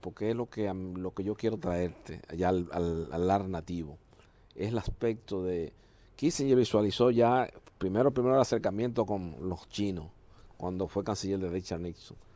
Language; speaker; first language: Spanish; native; Spanish